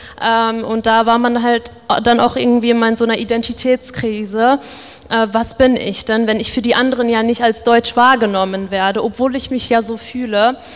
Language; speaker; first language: German; native; German